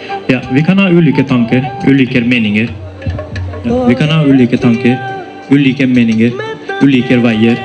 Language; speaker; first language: Norwegian; non-native, fluent; Hindi